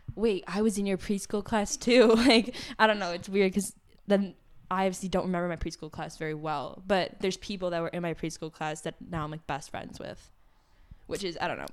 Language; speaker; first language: English; native; English